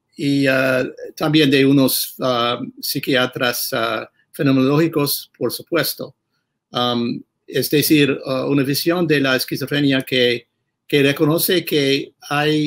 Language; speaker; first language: Spanish; non-native, fluent; English